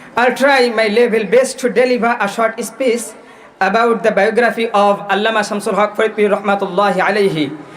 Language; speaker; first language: English; non-native, local second language; Bangla